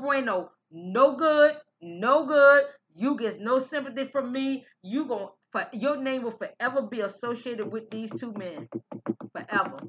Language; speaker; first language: English; native; English